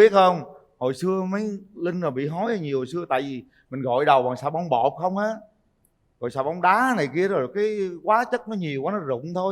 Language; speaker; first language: Vietnamese; native; Vietnamese